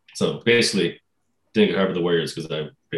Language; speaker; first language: English; native; English